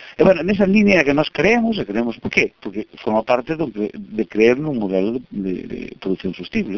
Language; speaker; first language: Spanish; non-native, local second language; Galician